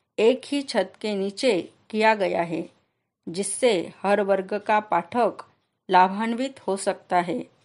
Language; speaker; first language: Hindi; non-native, local second language; Marathi